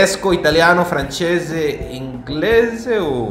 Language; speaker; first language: Italian; non-native, fluent; English